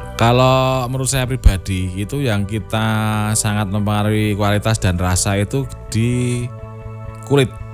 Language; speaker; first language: Indonesian; non-native, local second language; Javanese